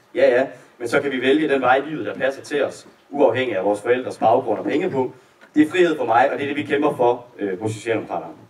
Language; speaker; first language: Danish; native; Danish